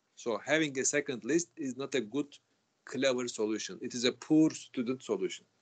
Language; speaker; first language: English; non-native, fluent; Turkish